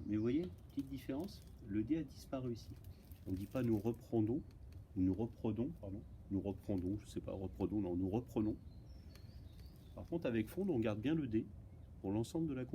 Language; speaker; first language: French; native; French